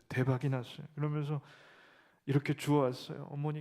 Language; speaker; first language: Korean; native; Korean